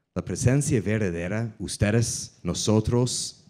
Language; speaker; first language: Spanish; non-native, learner; English